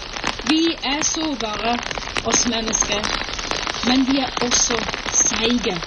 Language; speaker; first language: Norwegian; non-native, fluent; English